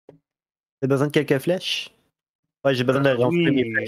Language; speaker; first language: French; native; French